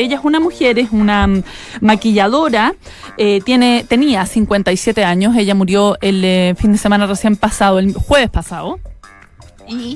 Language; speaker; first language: Spanish; native; Spanish